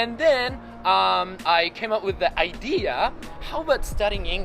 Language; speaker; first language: English; non-native, fluent; Japanese